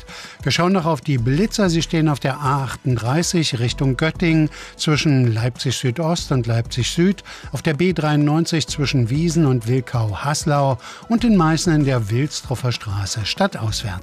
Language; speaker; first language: German; native; German